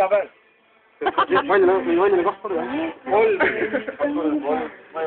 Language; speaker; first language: Estonian; native; Estonian